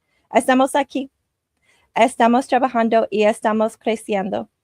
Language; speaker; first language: Spanish; non-native, learner; English